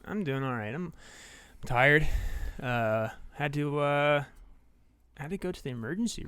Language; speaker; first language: English; native; English